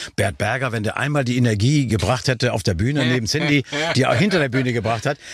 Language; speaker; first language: German; native; German